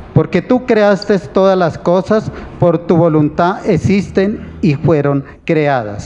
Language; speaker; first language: Spanish; native; Spanish